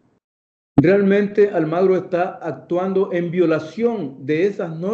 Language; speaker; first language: Spanish; native; Spanish